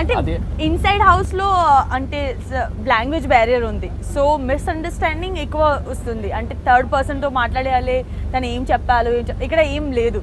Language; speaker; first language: Telugu; non-native, local second language; Gujarati